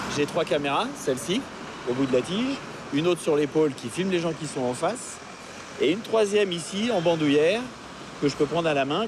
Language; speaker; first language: French; native; French